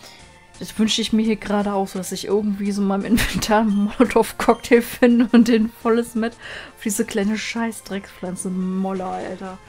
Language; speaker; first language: German; native; German